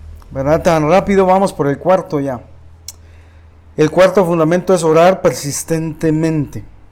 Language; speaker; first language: Spanish; native; Spanish